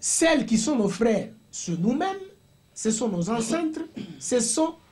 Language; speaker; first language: French; non-native, local second language; Swahili